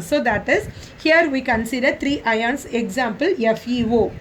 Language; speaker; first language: English; non-native, local second language; Tamil